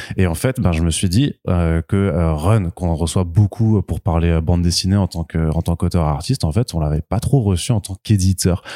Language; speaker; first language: French; native; French